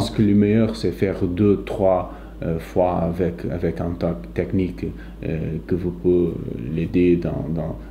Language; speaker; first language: French; non-native, fluent; Portuguese